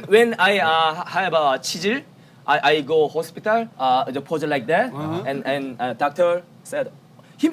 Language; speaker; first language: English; non-native, learner; Korean